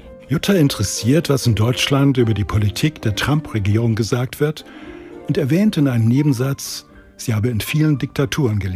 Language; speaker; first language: German; native; German